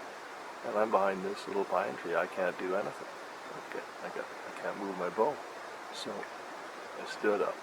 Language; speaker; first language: English; native; English